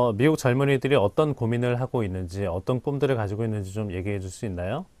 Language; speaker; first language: Korean; native; Korean